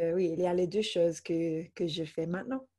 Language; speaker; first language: French; non-native, fluent; English